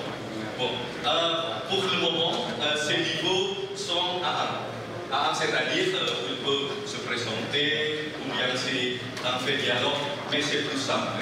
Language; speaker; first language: French; non-native, learner; Indonesian